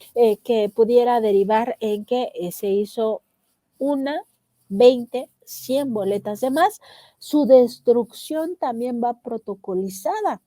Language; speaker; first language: Spanish; native; Spanish